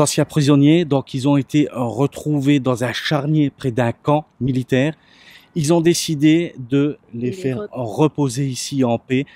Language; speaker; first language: French; native; French